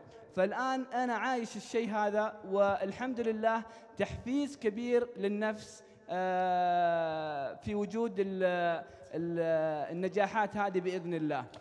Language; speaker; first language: Arabic; native; Arabic